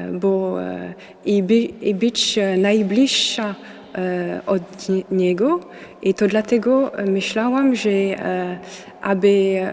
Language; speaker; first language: Polish; non-native, learner; French